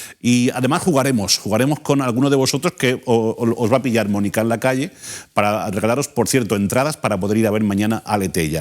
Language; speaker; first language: Spanish; native; Spanish